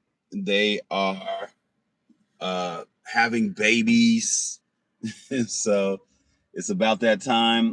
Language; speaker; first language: English; native; English